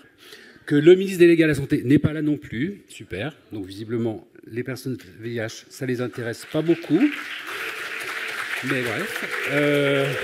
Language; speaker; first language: French; native; French